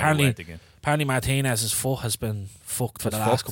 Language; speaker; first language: English; native; English